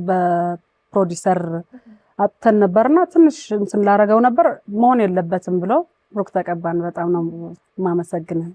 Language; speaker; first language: Amharic; non-native, local second language; Tigrinya